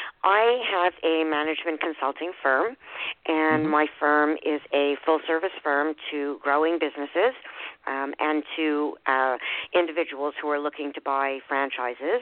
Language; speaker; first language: English; native; English